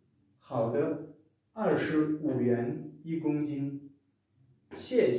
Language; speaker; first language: Chinese; non-native, fluent; Kazakh